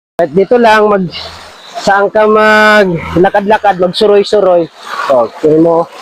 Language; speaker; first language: Filipino; non-native, local second language; Cebuano